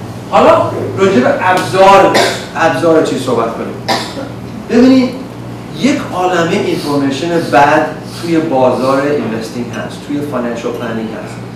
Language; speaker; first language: Persian; early bilingual, other home language; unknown